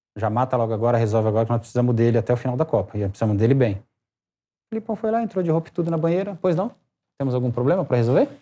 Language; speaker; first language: Portuguese; native; Portuguese